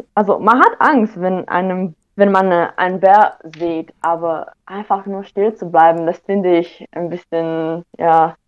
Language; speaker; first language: German; non-native, fluent; Romanian